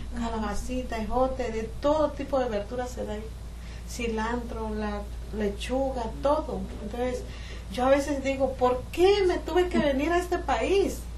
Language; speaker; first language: Spanish; native; Spanish